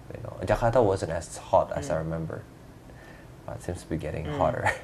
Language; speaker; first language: English; non-native, fluent; Indonesian